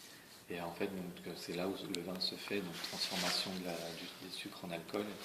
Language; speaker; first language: French; native; French